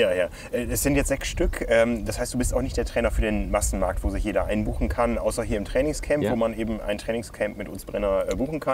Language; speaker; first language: German; native; German